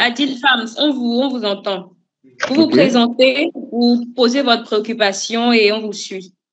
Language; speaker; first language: French; native; French